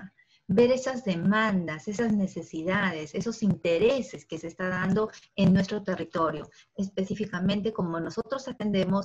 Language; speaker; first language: Spanish; native; Spanish